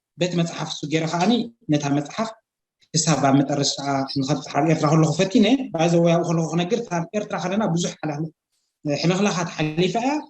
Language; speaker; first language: Tigrinya; native; Tigrinya